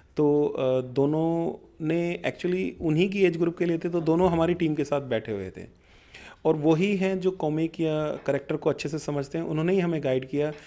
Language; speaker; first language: Hindi; non-native, local second language; Punjabi